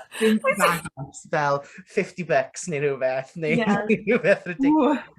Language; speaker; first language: Welsh; native; Welsh